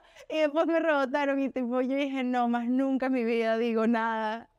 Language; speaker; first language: Spanish; native; Spanish